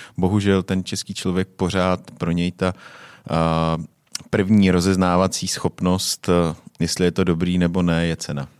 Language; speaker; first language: Czech; native; Czech